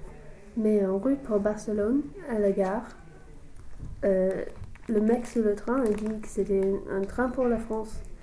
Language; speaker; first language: French; non-native, learner; English